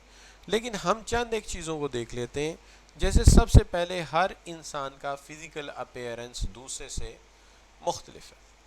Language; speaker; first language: Urdu; native; Urdu